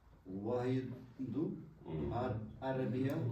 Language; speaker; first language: Arabic; non-native, learner; Kashmiri